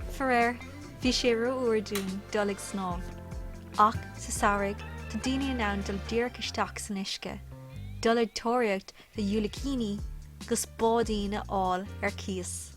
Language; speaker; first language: Irish; non-native, local second language; English